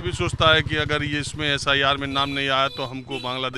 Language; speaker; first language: Hindi; native; Hindi